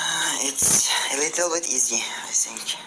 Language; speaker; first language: English; non-native, learner; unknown